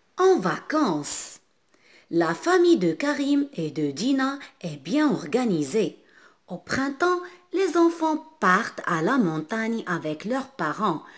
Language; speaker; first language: French; non-native, local second language; Arabic